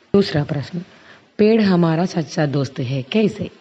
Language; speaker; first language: Hindi; non-native, local second language; Telugu